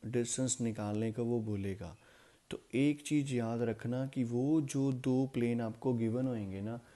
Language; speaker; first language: Hindi; non-native, local second language; Punjabi